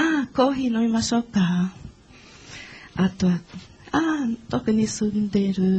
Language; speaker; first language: Japanese; non-native, learner; Portuguese